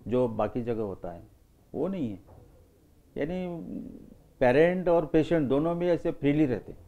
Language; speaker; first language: Hindi; non-native, local second language; Marathi